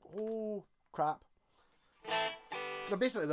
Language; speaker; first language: English; native; English